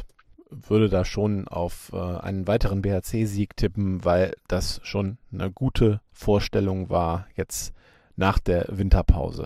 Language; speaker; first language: German; native; German